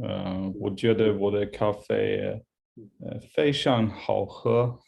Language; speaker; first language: Chinese; non-native, learner; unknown